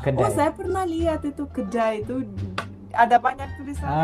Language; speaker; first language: Indonesian; non-native, fluent; Russian